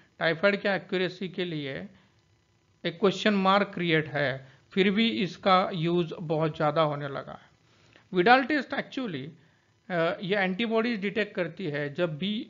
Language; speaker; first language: Hindi; non-native, local second language; Marathi